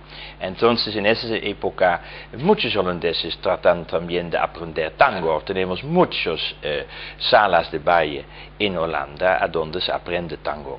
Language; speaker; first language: Spanish; non-native, fluent; Dutch